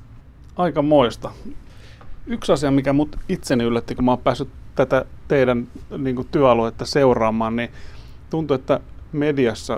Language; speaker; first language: Finnish; native; Finnish